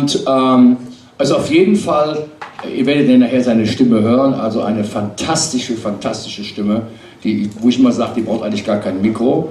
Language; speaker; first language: German; native; German